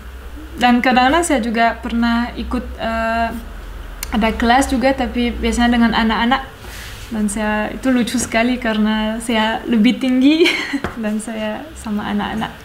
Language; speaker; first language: Indonesian; non-native, fluent; French